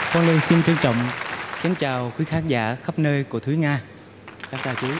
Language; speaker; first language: Vietnamese; native; Vietnamese